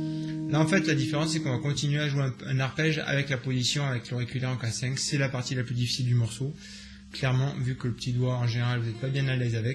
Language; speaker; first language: French; native; French